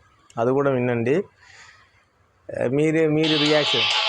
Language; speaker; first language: Telugu; non-native, learner; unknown